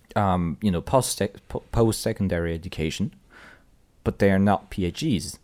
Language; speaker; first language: English; non-native, fluent; French